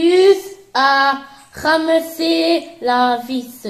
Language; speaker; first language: French; native; French